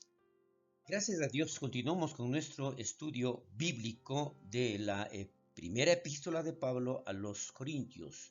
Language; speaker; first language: Spanish; native; Spanish